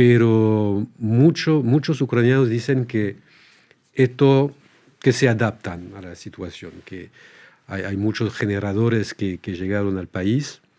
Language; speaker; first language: Spanish; non-native, fluent; French